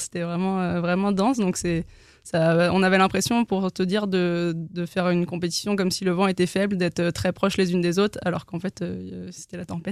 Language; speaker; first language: French; native; French